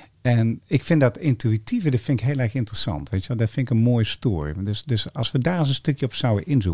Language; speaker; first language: Dutch; native; Dutch